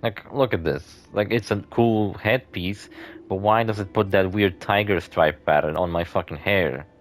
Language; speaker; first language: English; non-native, fluent; Polish